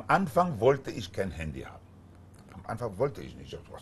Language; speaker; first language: German; non-native, fluent; Spanish